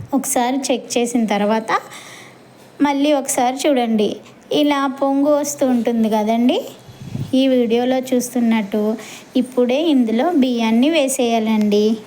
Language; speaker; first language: Telugu; non-native, local second language; Urdu